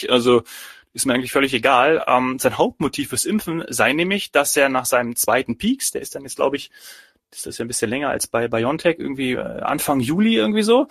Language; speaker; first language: German; native; German